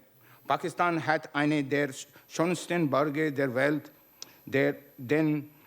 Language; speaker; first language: German; non-native, learner; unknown